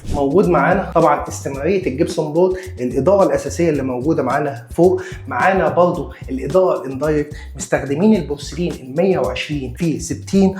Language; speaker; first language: Arabic; native; Arabic